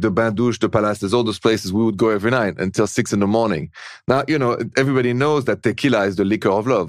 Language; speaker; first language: English; non-native, fluent; French